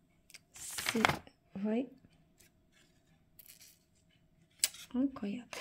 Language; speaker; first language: French; non-native, fluent; Portuguese